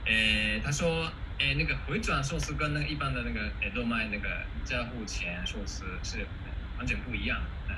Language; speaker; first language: Chinese; non-native, fluent; Japanese